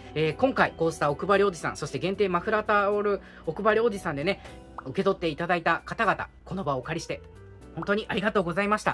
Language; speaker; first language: Japanese; native; Japanese